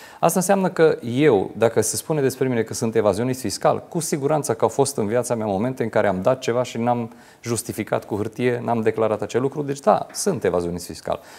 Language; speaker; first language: Romanian; non-native, local second language; Hungarian